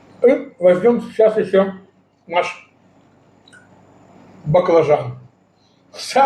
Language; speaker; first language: Russian; native; Russian